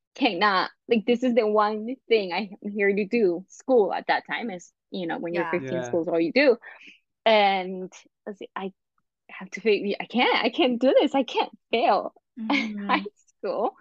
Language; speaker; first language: English; non-native, fluent; Spanish